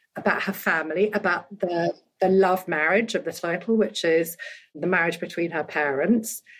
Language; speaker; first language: English; native; English